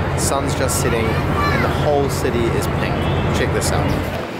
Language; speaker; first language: English; native; English